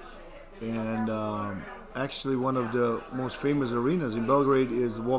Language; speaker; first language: English; non-native, fluent; Serbian